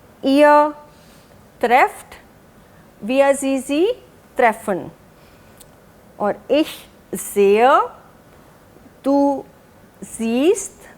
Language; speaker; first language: German; non-native, fluent; Hindi